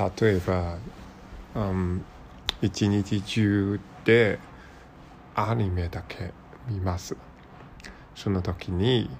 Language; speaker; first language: Japanese; non-native, learner; Cantonese